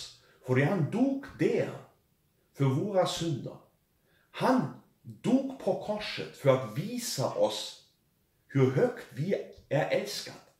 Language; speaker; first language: Swedish; non-native, fluent; German